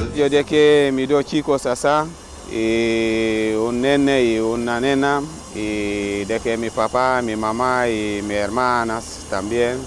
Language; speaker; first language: Spanish; non-native, fluent; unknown